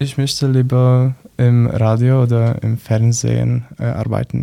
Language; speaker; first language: German; non-native, learner; Polish